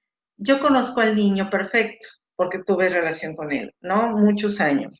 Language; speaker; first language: Spanish; native; Spanish